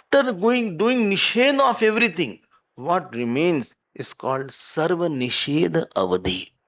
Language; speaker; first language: English; non-native, local second language; Hindi